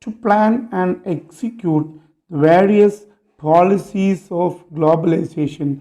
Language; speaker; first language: English; non-native, local second language; Malayalam